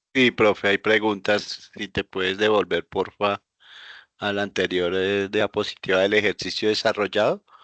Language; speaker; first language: Spanish; native; Spanish